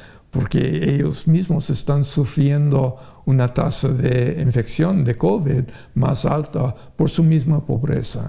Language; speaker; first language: Spanish; non-native, fluent; English